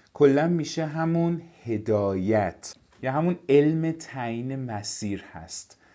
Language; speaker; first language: Persian; native; Persian